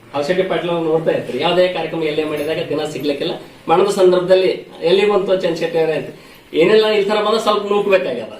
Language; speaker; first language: Kannada; native; Kannada